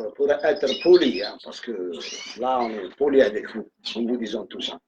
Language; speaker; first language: French; non-native, local second language; Arabic